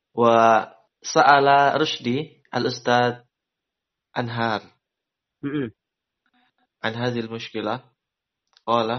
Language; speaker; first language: Arabic; non-native, fluent; Indonesian